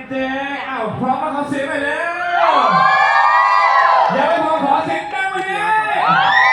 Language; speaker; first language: Thai; native; Thai